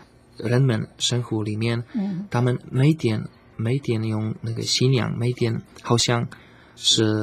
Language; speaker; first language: Chinese; non-native, learner; Slovak